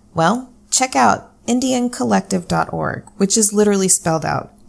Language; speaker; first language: English; native; English